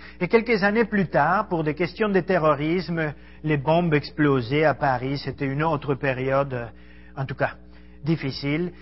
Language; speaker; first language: French; non-native, fluent; Spanish